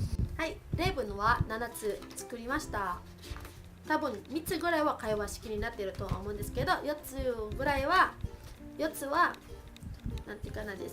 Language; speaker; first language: Japanese; early bilingual, other home language; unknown